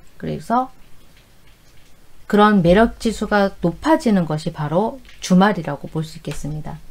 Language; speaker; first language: Korean; native; Korean